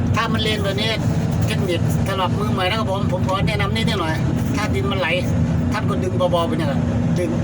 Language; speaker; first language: Thai; non-native, local second language; Northeastern Thai